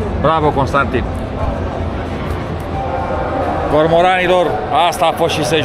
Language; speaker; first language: Romanian; native; Romanian